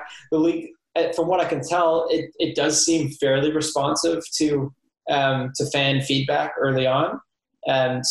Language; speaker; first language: English; native; English